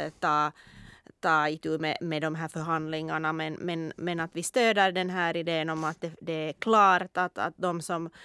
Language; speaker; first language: Swedish; non-native, local second language; Finnish